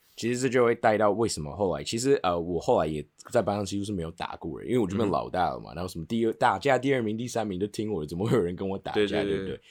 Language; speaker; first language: Chinese; non-native, local second language; English